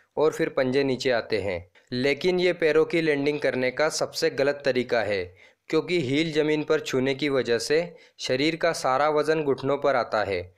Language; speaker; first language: Hindi; non-native, local second language; Marathi